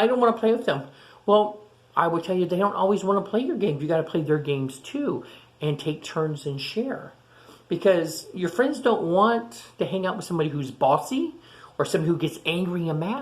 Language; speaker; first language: English; native; English